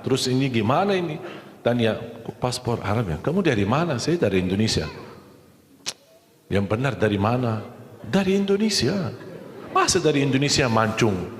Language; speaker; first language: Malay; non-native, fluent; Arabic